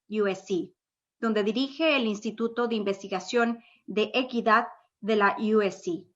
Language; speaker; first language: Spanish; native; Spanish